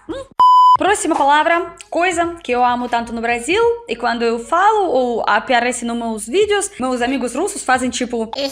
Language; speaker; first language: Portuguese; non-native, learner; Russian